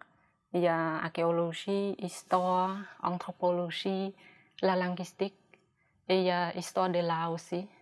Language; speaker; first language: French; non-native, fluent; Khmer